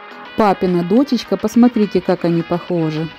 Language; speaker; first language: Russian; native; Russian